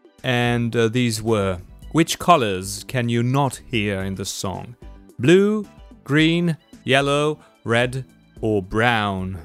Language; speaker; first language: English; non-native, fluent; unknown